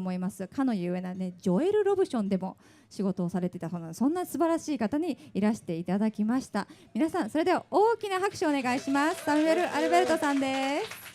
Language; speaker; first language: Japanese; native; Japanese